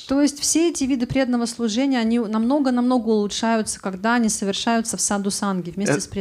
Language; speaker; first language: Russian; native; Russian